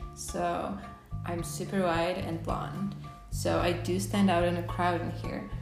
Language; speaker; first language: English; non-native, fluent; Polish